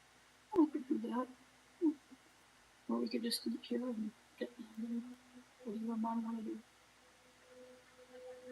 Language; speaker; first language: English; native; English